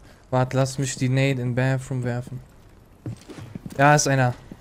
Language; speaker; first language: German; native; German